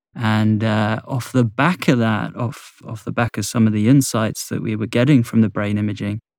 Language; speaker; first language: English; native; English